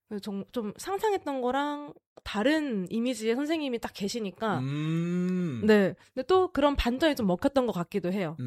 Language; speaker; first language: Korean; native; Korean